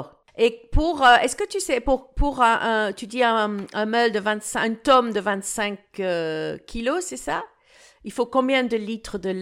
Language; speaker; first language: French; non-native, fluent; English